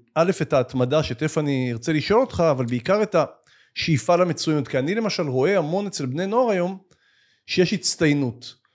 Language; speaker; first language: Hebrew; native; Hebrew